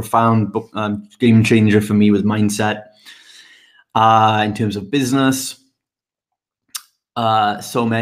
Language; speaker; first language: English; native; English